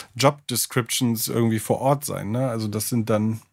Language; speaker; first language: German; native; German